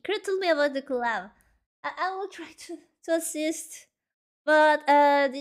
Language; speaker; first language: English; non-native, learner; Spanish